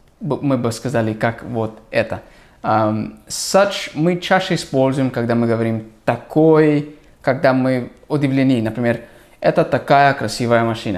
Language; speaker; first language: Russian; non-native, fluent; English